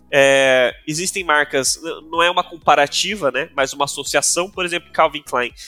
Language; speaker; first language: Portuguese; non-native, local second language; English